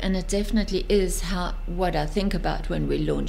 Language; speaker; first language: English; native; English